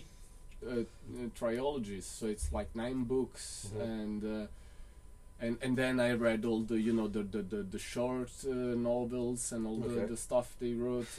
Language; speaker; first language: English; non-native, fluent; Italian